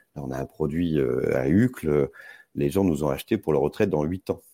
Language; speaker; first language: French; native; French